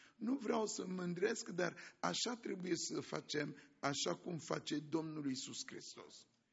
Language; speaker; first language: Romanian; non-native, fluent; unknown